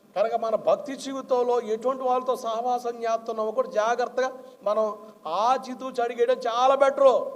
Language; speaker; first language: Telugu; non-native, local second language; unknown